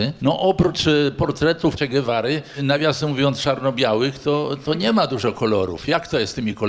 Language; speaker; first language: Polish; native; Polish